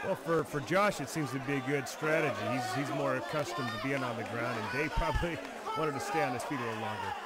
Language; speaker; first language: English; native; English